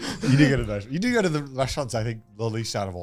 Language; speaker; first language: English; native; English